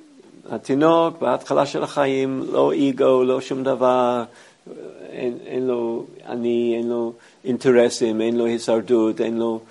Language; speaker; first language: Hebrew; non-native, fluent; English